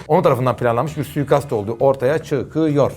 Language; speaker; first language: Turkish; native; Turkish